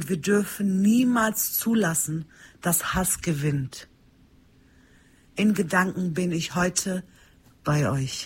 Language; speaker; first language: German; early bilingual, other home language; Turkish